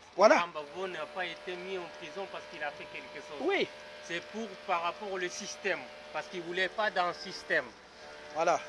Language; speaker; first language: French; native; French